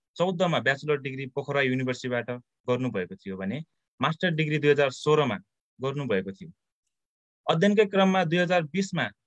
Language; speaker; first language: Nepali; native; Nepali